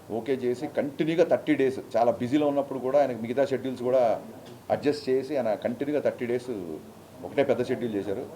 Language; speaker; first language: Telugu; native; Telugu